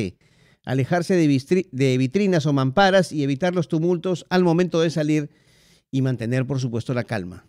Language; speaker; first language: Spanish; native; Spanish